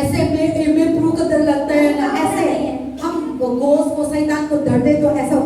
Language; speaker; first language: Hindi; non-native, local second language; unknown